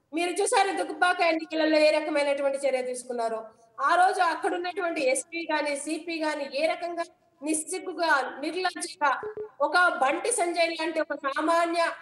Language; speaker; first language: Telugu; native; Telugu